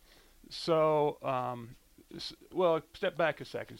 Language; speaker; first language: English; native; English